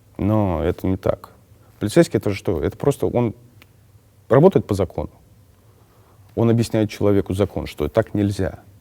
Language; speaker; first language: Russian; native; Russian